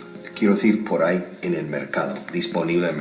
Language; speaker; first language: Spanish; native; Spanish